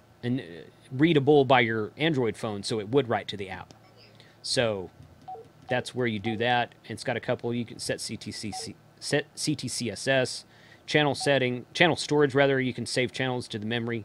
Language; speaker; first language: English; native; English